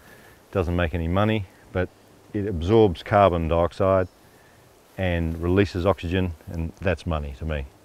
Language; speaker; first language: English; native; English